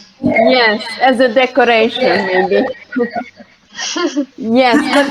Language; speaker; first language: English; non-native, learner; Hungarian